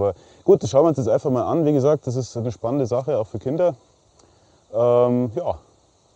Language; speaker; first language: German; native; German